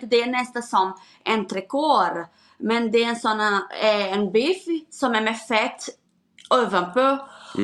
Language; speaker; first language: Swedish; non-native, learner; Portuguese